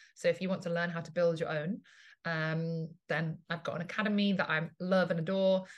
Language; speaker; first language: English; native; English